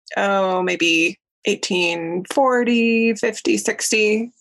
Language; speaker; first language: English; native; English